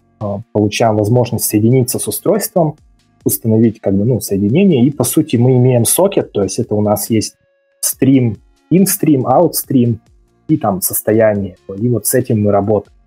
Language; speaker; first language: Russian; native; Russian